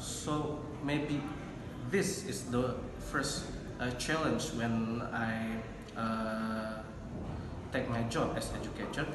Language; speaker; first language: English; non-native, learner; Indonesian